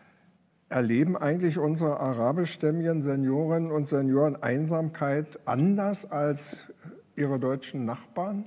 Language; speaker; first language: German; native; German